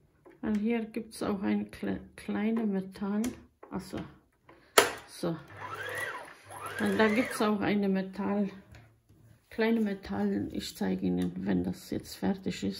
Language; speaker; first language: German; non-native, learner; Croatian